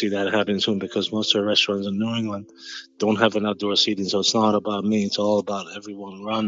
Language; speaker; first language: English; non-native, fluent; Albanian